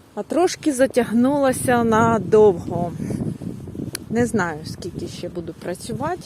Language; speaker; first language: Ukrainian; non-native, local second language; Russian